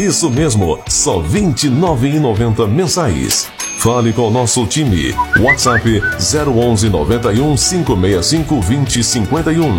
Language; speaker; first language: Portuguese; native; Portuguese